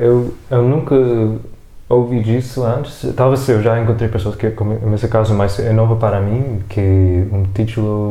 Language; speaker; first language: Portuguese; non-native, fluent; English